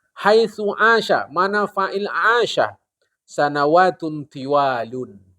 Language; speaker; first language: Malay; non-native, local second language; Indonesian